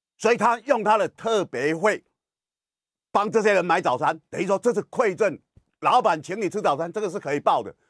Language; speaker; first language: Chinese; native; Chinese